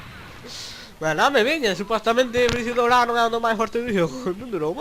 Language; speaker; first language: Galician; non-native, local second language; Spanish